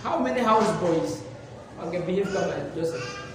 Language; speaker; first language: English; non-native, local second language; Swahili